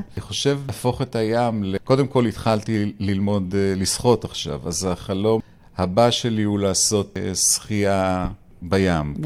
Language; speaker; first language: Hebrew; native; Hebrew